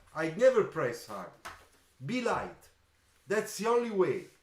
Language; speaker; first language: English; non-native, fluent; Italian